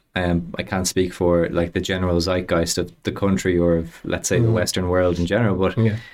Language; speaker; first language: English; native; English